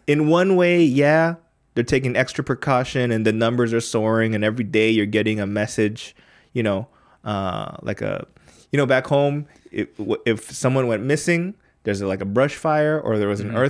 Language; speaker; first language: English; early bilingual, other home language; Korean